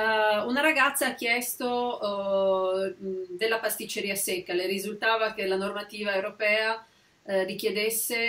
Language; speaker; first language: Italian; native; Italian